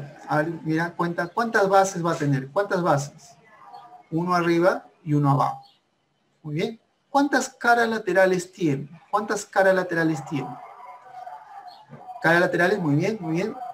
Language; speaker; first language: Spanish; native; Spanish